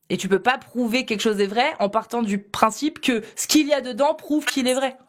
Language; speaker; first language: French; native; French